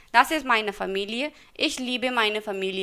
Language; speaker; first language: German; non-native, fluent; Hindi